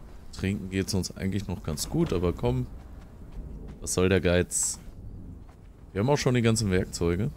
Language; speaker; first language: German; native; German